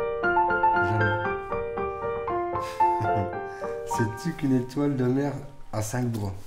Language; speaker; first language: French; native; French